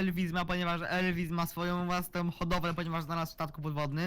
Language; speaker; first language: Polish; native; Polish